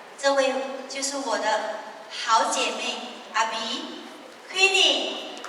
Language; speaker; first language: Chinese; native; Chinese